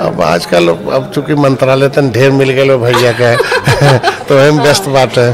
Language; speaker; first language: Bhojpuri; native; Bhojpuri